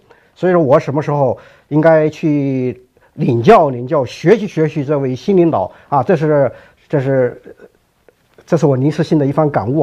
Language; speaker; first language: Chinese; native; Chinese